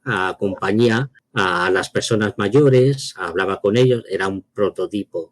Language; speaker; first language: Spanish; native; Spanish